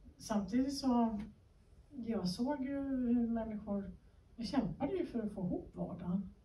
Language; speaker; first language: Swedish; native; Swedish